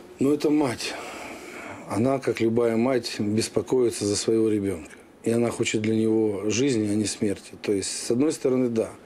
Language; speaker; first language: Russian; native; Russian